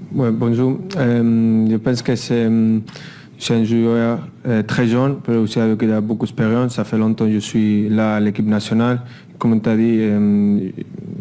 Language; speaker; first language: French; non-native, fluent; Spanish